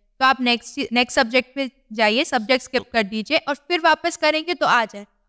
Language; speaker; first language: Hindi; native; Hindi